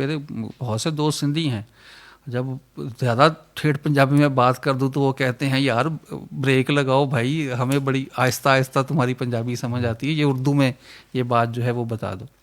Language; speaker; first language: Urdu; non-native, local second language; Punjabi